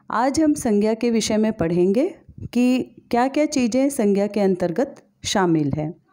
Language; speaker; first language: Hindi; native; Hindi